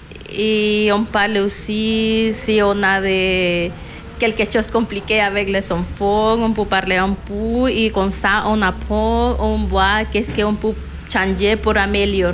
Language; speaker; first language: French; non-native, learner; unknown